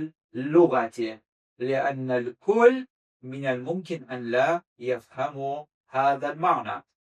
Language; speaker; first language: Arabic; non-native, fluent; Azerbaijani